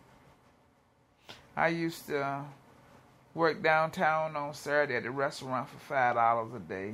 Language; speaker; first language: English; native; English